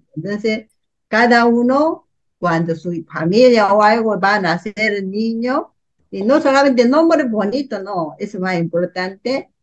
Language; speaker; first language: Spanish; non-native, learner; Korean